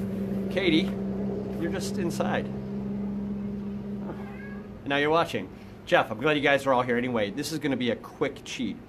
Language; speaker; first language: English; native; English